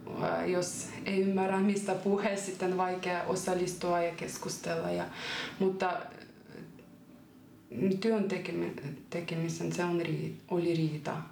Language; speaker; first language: Finnish; non-native, fluent; Ukrainian